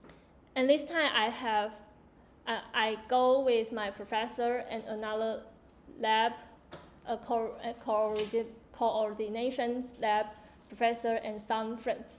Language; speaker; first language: English; non-native, learner; Chinese